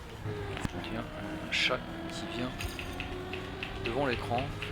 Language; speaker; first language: French; native; French